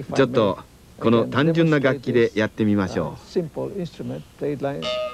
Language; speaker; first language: Japanese; non-native, fluent; Filipino